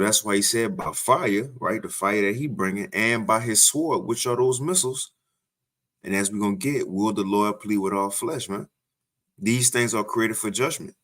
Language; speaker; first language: English; native; English